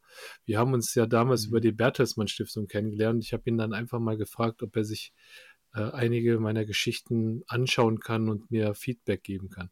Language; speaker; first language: German; early bilingual, other home language; Korean